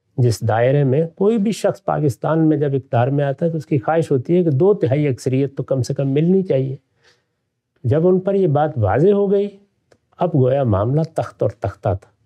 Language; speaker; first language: Urdu; non-native, local second language; Punjabi